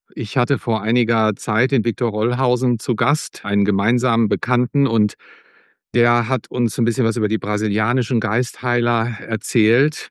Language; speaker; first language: German; native; German